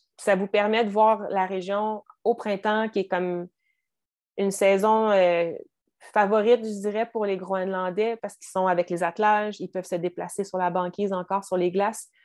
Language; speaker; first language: French; native; French